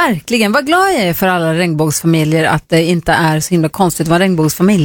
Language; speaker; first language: Swedish; native; Swedish